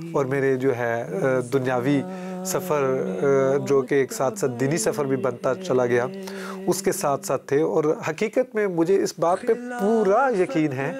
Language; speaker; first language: Urdu; native; Urdu